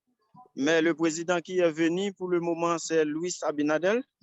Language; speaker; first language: French; non-native, local second language; Haitian Creole